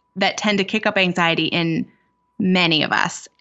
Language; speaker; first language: English; native; English